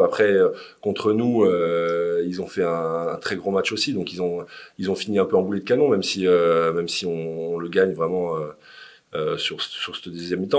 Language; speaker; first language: French; native; French